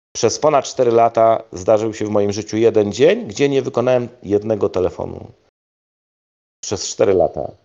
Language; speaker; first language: Polish; native; Polish